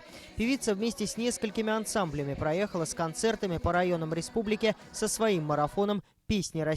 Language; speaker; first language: Russian; native; Russian